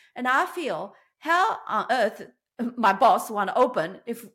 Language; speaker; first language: English; non-native, learner; Chinese